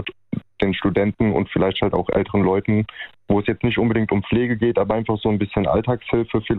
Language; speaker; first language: German; native; German